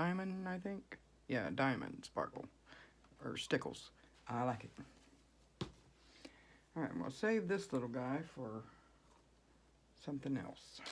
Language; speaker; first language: English; native; English